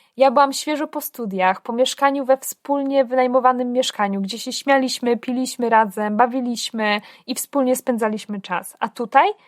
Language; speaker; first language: Polish; native; Polish